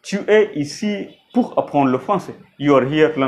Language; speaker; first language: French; non-native, fluent; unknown